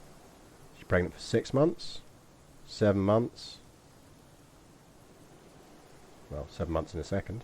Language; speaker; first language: English; native; English